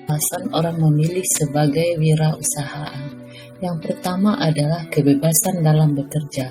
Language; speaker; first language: Indonesian; native; Indonesian